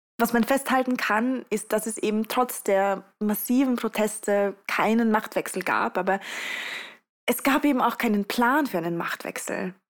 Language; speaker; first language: German; early bilingual, other home language; Russian